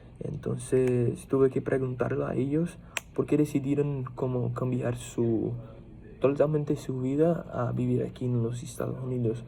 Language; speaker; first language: Spanish; non-native, fluent; Portuguese